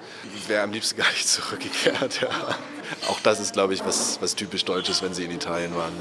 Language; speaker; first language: German; native; German